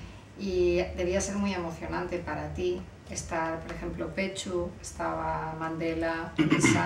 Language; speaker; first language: Spanish; native; Spanish